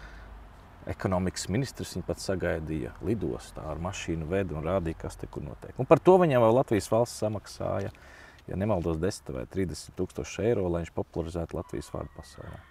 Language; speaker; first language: Latvian; native; Latvian